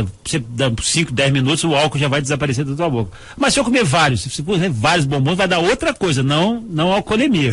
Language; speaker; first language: Portuguese; native; Portuguese